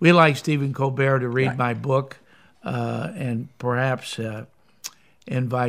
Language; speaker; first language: English; native; English